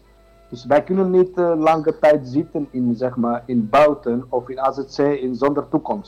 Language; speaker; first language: Dutch; non-native, learner; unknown